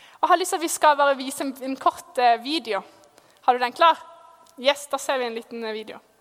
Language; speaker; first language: Norwegian; native; Norwegian